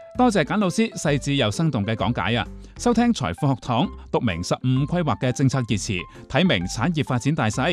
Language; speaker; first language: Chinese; non-native, local second language; Cantonese